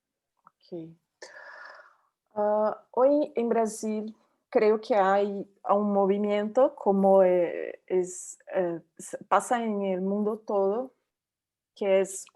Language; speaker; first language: Spanish; non-native, learner; Portuguese